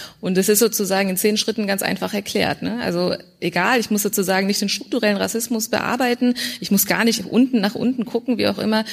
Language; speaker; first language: German; early bilingual, other home language; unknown